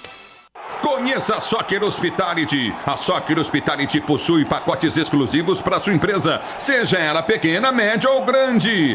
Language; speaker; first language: Portuguese; native; Portuguese